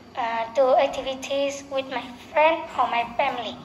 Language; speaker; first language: English; non-native, learner; Vietnamese